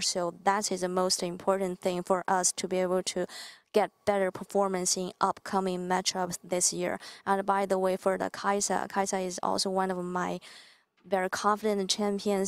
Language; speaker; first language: English; non-native, fluent; Chinese